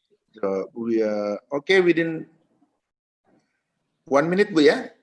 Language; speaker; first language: English; non-native, learner; Indonesian